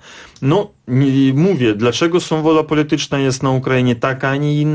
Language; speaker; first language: Polish; non-native, fluent; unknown